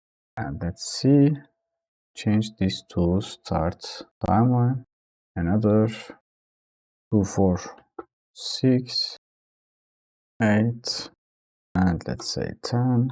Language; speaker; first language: English; non-native, fluent; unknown